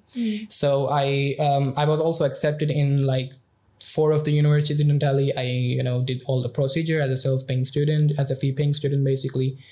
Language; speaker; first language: English; non-native, local second language; Urdu